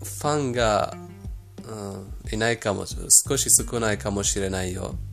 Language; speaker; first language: Japanese; non-native, fluent; Persian